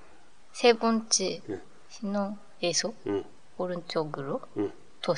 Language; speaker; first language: Korean; non-native, learner; Japanese